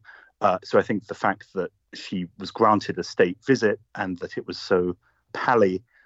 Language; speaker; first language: English; native; English